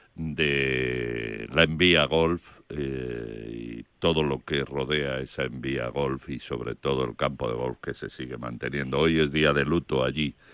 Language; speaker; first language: Spanish; native; Spanish